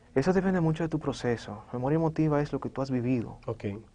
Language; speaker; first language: Spanish; native; Spanish